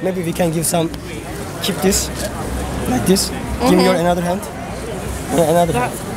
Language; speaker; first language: English; non-native, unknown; Turkish